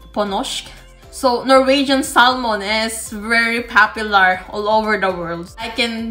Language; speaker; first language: English; non-native, local second language; Filipino